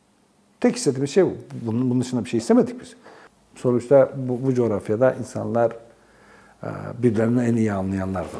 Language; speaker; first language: Turkish; non-native, local second language; Kurdish